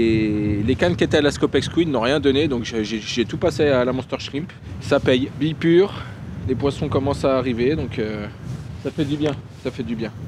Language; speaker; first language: French; native; French